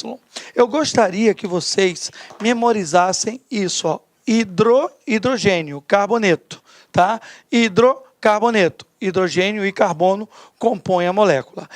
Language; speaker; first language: Portuguese; native; Portuguese